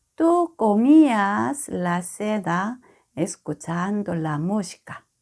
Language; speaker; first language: Spanish; non-native, fluent; Korean